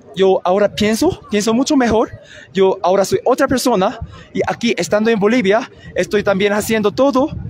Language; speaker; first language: Spanish; non-native, learner; Korean